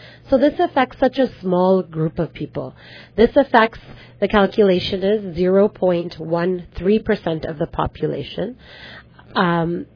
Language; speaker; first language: Punjabi; early bilingual, heritage; Punjabi